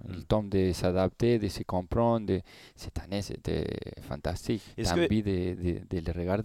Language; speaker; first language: French; non-native, learner; Spanish